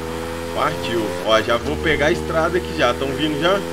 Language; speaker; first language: Portuguese; native; Portuguese